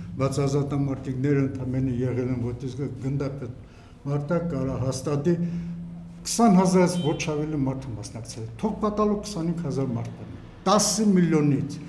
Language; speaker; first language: Armenian; native; Armenian